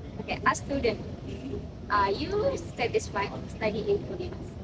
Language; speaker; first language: English; non-native, learner; Indonesian